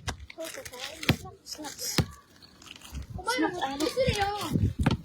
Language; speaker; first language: Japanese; native; Japanese